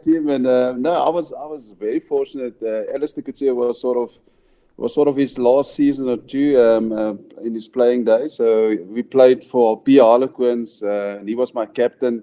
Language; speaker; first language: English; non-native, local second language; Afrikaans